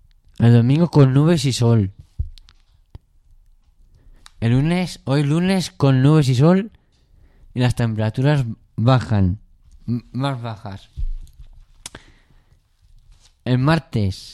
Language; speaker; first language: Spanish; native; Spanish